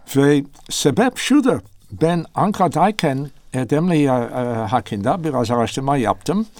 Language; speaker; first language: Turkish; non-native, learner; English